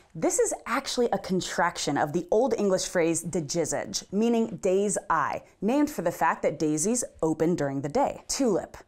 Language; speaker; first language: English; native; English